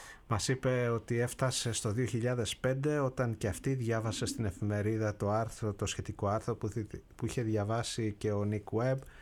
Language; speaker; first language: Greek; native; Greek